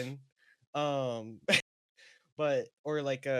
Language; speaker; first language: English; native; English